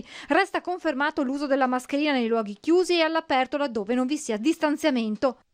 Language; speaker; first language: Italian; native; Italian